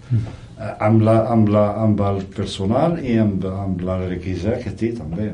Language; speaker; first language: Catalan; non-native, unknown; Riffian